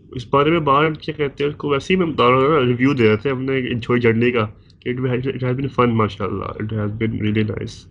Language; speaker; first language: Urdu; native; Urdu